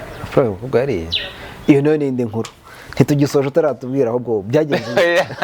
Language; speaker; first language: Kinyarwanda; native; Kinyarwanda